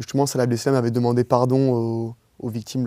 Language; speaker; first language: French; native; French